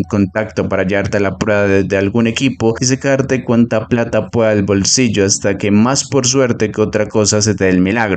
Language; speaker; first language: Spanish; native; Spanish